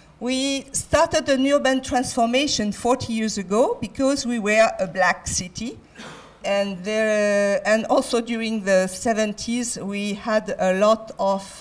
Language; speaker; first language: English; non-native, fluent; French